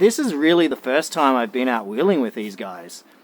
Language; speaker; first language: English; native; English